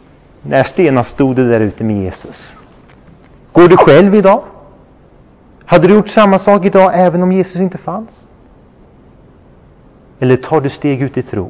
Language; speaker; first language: Swedish; non-native, fluent; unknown